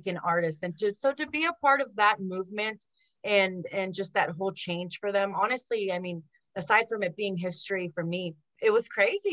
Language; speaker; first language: English; early bilingual, other home language; Spanish